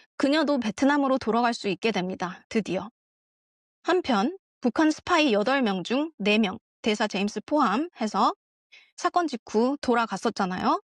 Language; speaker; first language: Korean; early bilingual, heritage; Korean